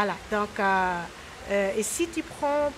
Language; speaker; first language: French; non-native, local second language; Arabic